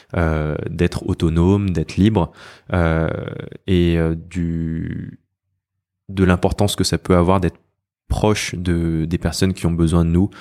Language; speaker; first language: French; native; French